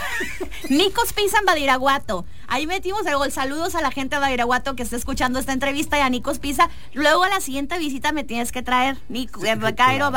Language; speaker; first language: Spanish; native; Spanish